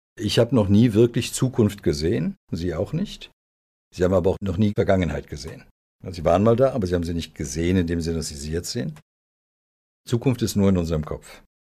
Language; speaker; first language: German; early bilingual, other home language; Serbian